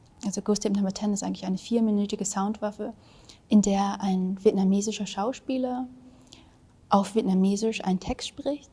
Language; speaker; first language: German; early bilingual, other home language; Vietnamese